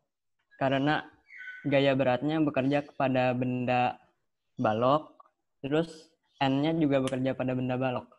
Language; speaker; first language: Indonesian; native; Indonesian